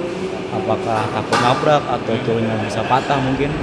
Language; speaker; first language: Indonesian; native; Indonesian